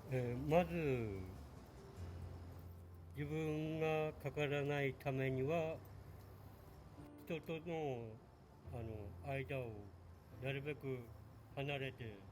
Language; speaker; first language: Japanese; native; Japanese